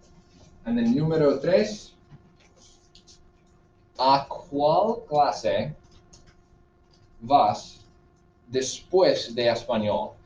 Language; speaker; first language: Spanish; non-native, fluent; English